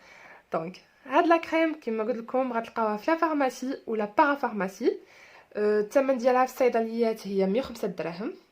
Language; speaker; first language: Arabic; native; Arabic